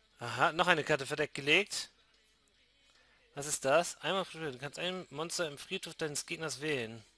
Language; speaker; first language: German; native; German